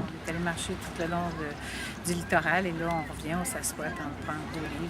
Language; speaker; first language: French; native; French